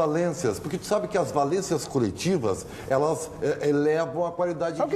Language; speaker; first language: Portuguese; native; Portuguese